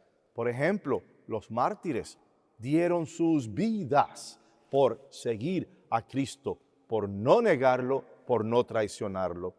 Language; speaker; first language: Spanish; native; Spanish